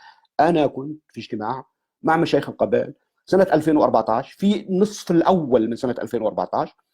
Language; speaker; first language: Arabic; native; Arabic